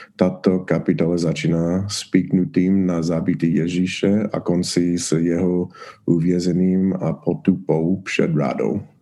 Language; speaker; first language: Czech; non-native, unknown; English